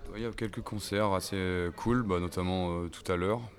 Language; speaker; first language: French; native; French